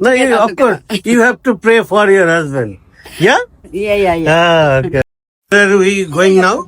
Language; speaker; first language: English; non-native, learner; Bangla